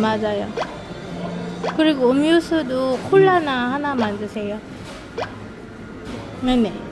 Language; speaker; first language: Korean; non-native, fluent; Filipino